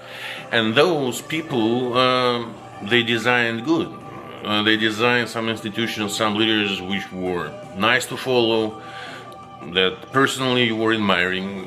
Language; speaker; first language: English; non-native, fluent; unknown